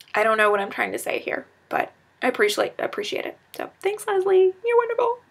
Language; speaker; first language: English; native; English